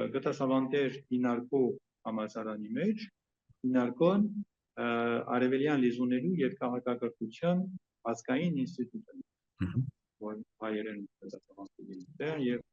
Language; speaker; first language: Armenian; early bilingual, heritage; Armenian